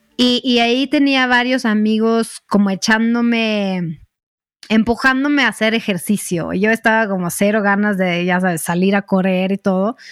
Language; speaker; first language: Spanish; non-native, fluent; Swedish